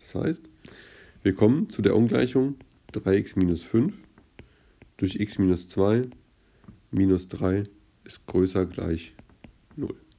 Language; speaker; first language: German; native; German